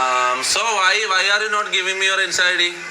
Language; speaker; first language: English; non-native, local second language; Malayalam